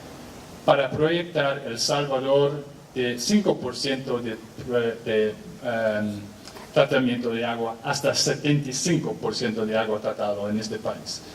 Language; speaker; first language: Spanish; non-native, fluent; English